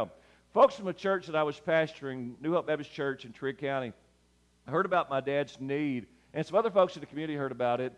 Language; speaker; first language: English; native; English